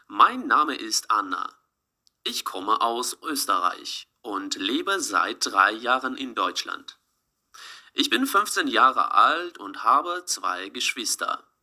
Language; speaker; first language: German; non-native, fluent; Ukrainian